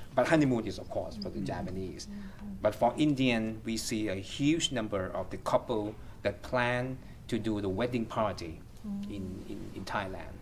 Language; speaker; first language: English; non-native, fluent; Thai